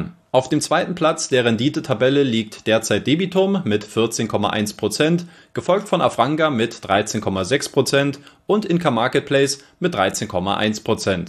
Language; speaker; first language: German; native; German